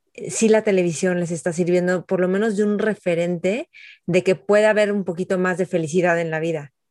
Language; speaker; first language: Spanish; native; Spanish